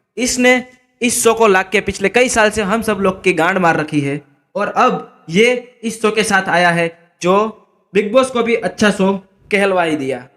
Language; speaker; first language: Hindi; native; Hindi